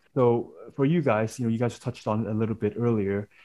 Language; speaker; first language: English; non-native, local second language; Cantonese